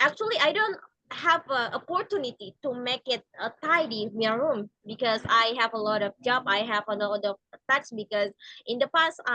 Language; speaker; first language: English; non-native, learner; Indonesian